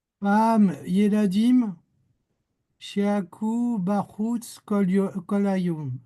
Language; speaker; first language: Hebrew; non-native, learner; French